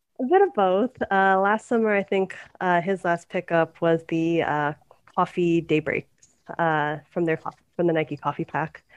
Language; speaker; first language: English; native; English